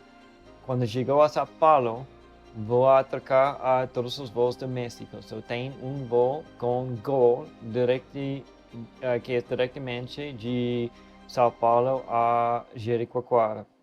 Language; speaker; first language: Portuguese; non-native, learner; English